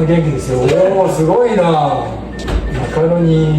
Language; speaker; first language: Japanese; native; Japanese